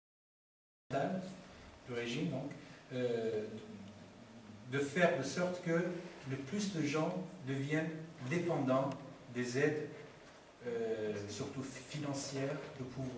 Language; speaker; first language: French; non-native, fluent; Persian